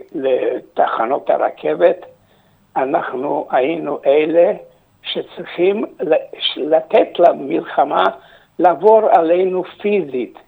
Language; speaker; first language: Hebrew; early bilingual, other home language; Romanian